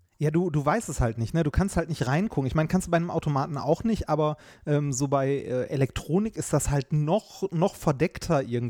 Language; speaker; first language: German; native; German